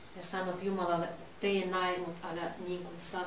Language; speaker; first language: Finnish; non-native, fluent; Russian